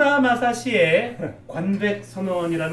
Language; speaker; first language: Korean; native; Korean